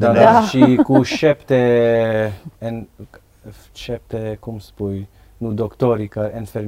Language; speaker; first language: Romanian; non-native, learner; Dutch